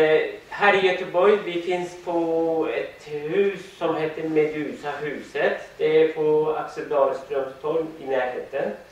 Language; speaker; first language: Swedish; non-native, fluent; Persian